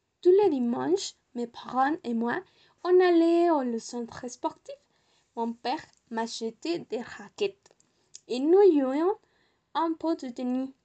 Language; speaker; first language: French; non-native, learner; Spanish